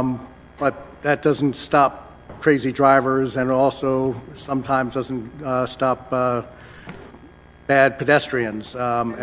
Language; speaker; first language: English; native; English